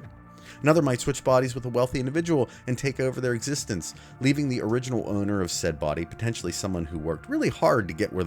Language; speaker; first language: English; native; English